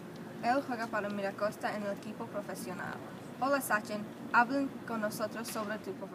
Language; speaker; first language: Spanish; non-native, learner; English